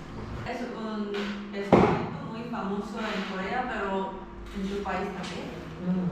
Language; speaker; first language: Spanish; non-native, learner; Korean